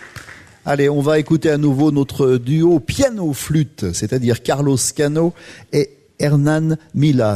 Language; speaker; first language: French; native; French